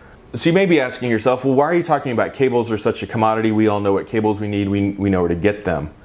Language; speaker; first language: English; native; English